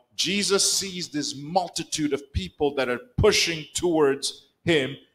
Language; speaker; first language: English; non-native, local second language; Kinyarwanda